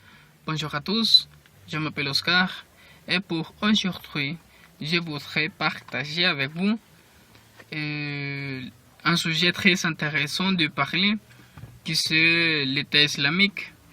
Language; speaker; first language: French; non-native, learner; Spanish